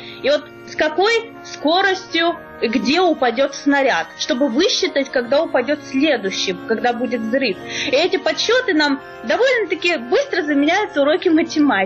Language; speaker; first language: Russian; native; Russian